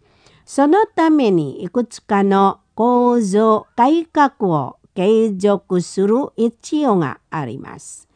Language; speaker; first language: Japanese; non-native, fluent; Indonesian